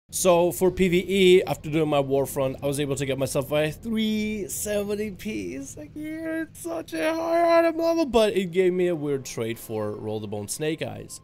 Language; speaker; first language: English; native; English